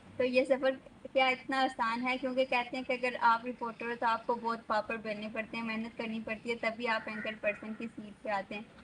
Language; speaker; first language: Urdu; native; Urdu